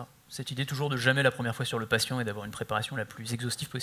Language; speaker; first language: French; native; French